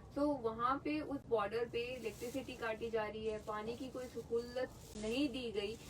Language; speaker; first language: Hindi; non-native, local second language; Punjabi